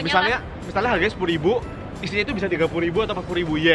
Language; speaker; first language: Indonesian; native; Indonesian